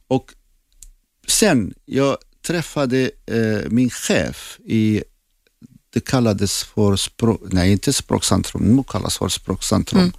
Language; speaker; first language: Swedish; non-native, fluent; Assyrian Neo-Aramaic